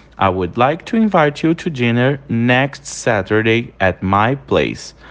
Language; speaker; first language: English; non-native, fluent; Portuguese